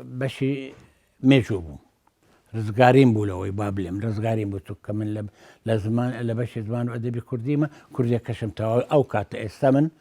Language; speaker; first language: Central Kurdish; non-native, local second language; Azerbaijani